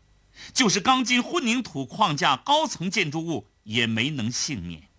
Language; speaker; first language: Chinese; native; Chinese